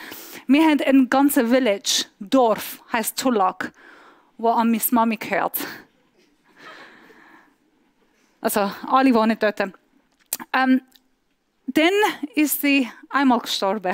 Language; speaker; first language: German; non-native, fluent; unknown